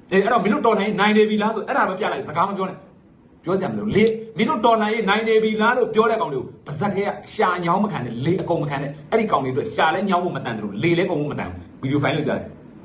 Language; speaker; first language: Burmese; native; Burmese